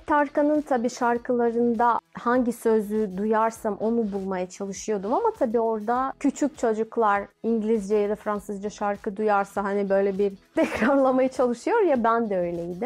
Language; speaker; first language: Turkish; non-native, fluent; Russian